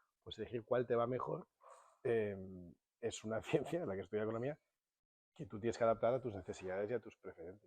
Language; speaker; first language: Spanish; native; Spanish